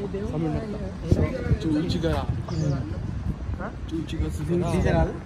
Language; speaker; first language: Japanese; non-native, learner; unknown